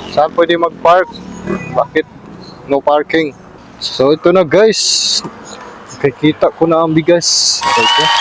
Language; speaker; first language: Filipino; non-native, local second language; Cebuano